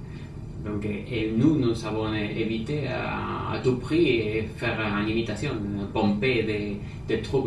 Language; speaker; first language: French; non-native, fluent; Spanish